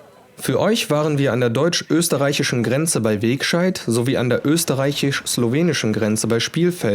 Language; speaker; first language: German; native; German